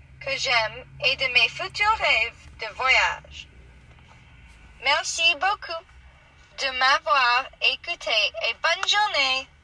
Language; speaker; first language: French; non-native, learner; English